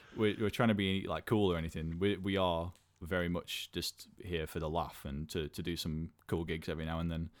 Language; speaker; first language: English; native; English